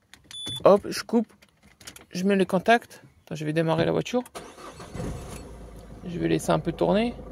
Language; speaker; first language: French; native; French